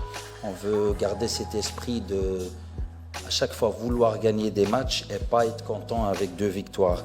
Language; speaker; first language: French; non-native, fluent; Arabic